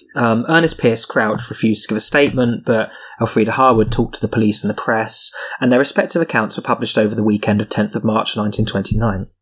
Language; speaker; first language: English; native; English